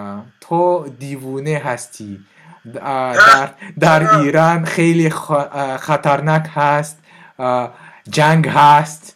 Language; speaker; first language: Persian; non-native, learner; French